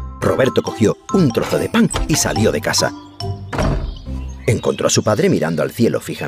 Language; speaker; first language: Spanish; native; Spanish